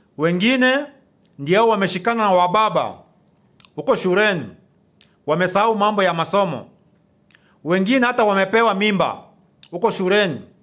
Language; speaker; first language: Swahili; non-native, local second language; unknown